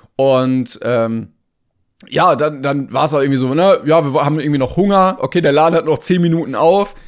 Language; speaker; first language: German; native; German